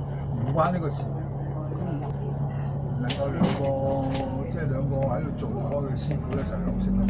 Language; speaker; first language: Cantonese; native; Cantonese